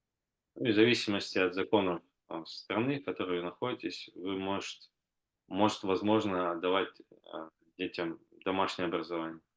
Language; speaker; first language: Russian; native; Russian